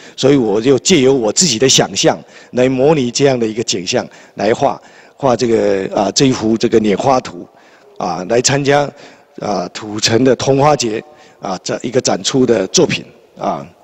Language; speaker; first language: Chinese; native; Chinese